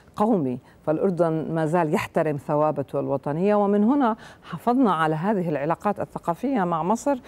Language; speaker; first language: Arabic; native; Arabic